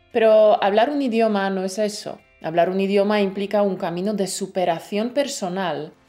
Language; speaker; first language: Spanish; native; Spanish